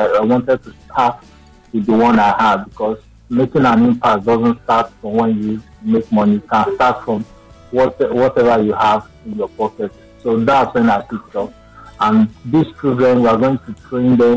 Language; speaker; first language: English; non-native, local second language; Igbo